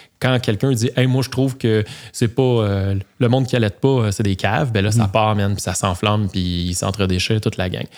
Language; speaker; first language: French; native; French